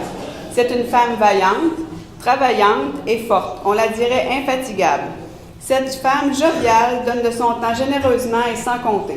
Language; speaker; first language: French; native; French